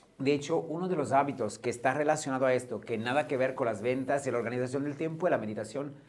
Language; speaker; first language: Spanish; non-native, fluent; Italian